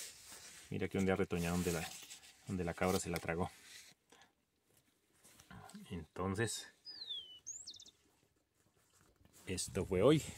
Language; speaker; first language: Spanish; native; Spanish